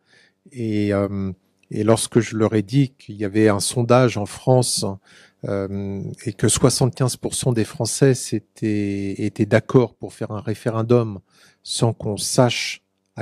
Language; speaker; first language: French; native; French